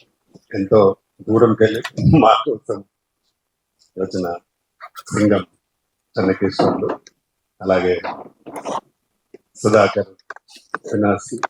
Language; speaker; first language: Telugu; native; Telugu